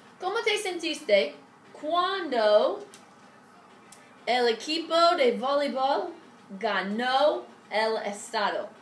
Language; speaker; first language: Spanish; non-native, learner; English